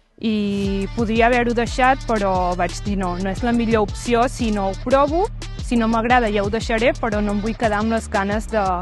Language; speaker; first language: Catalan; early bilingual, other home language; Punjabi